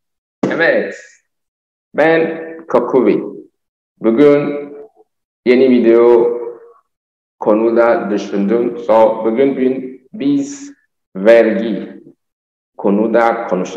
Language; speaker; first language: Turkish; non-native, learner; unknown